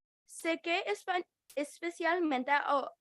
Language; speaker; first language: Spanish; non-native, learner; English